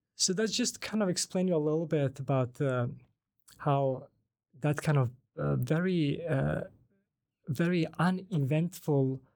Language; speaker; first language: English; non-native, fluent; Bosnian